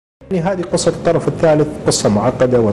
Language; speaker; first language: Arabic; native; Arabic